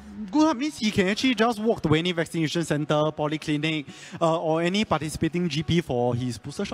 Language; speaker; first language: English; non-native, local second language; Chinese